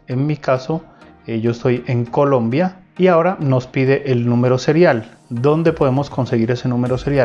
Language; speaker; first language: Spanish; native; Spanish